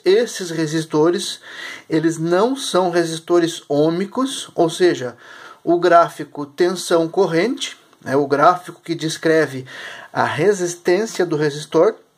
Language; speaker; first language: Portuguese; native; Portuguese